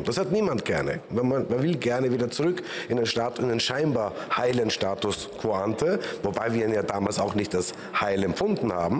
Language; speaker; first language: German; native; German